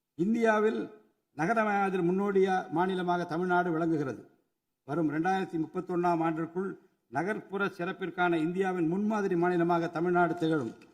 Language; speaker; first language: Tamil; native; Tamil